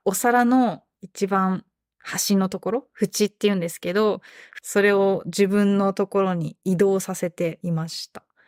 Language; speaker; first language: Japanese; native; Japanese